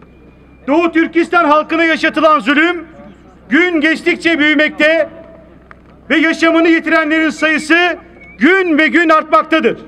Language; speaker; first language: Turkish; native; Turkish